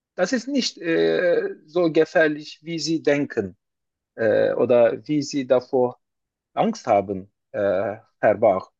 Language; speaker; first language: German; non-native, learner; Turkish